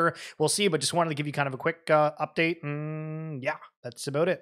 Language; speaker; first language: English; native; English